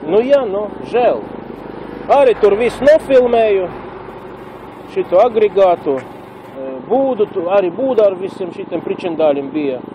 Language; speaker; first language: Latvian; non-native, local second language; Russian